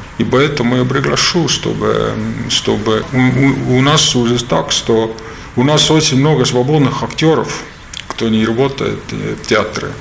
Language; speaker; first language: Russian; non-native, learner; Estonian